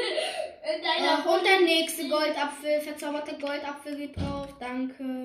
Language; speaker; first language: German; native; German